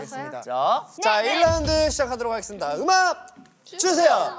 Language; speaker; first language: Korean; native; Korean